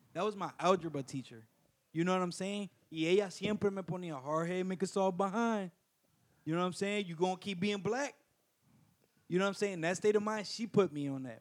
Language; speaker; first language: English; early bilingual, other home language; Spanish